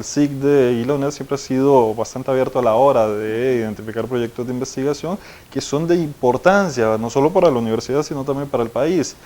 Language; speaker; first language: Spanish; native; Spanish